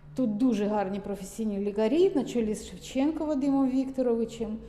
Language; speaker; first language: Ukrainian; native; Ukrainian